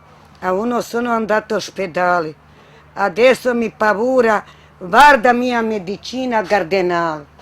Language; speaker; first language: Italian; non-native, learner; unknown